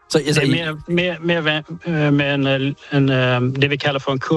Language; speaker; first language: Danish; early bilingual, heritage; Swedish